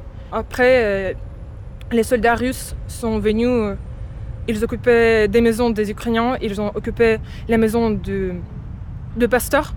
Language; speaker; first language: French; non-native, fluent; Ukrainian